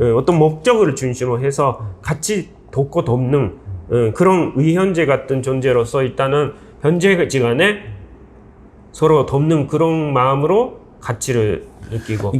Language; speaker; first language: Korean; non-native, fluent; Japanese